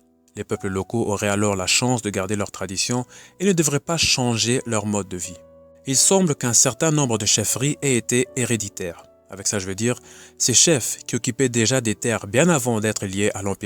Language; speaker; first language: French; native; French